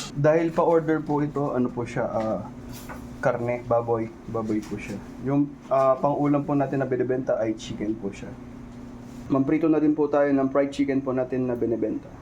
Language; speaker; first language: Filipino; native; Filipino